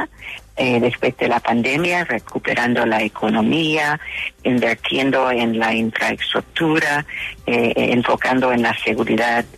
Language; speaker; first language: Spanish; non-native, fluent; English